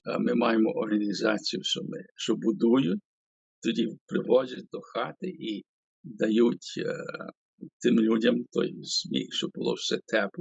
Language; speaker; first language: Ukrainian; early bilingual, heritage; Ukrainian